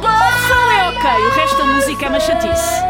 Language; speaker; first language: Portuguese; native; Portuguese